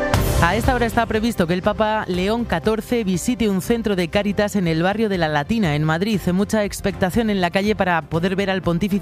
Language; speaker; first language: Spanish; native; Spanish